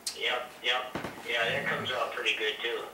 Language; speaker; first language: English; native; English